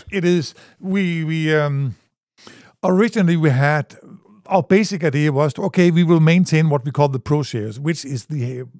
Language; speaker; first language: English; non-native, fluent; Danish